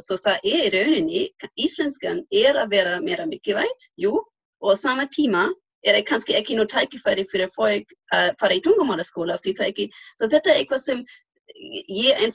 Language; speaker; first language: Icelandic; non-native, learner; German